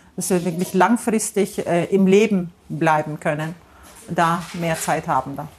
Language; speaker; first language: German; non-native, fluent; Turkish